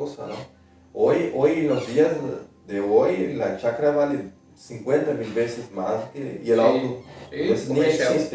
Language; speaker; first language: Spanish; non-native, fluent; Portuguese